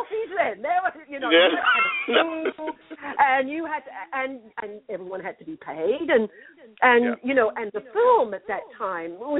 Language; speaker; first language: English; native; English